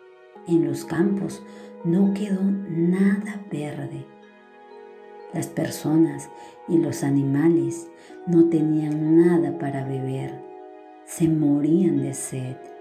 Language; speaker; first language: Spanish; native; Spanish